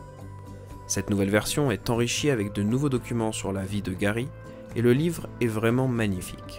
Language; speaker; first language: French; native; French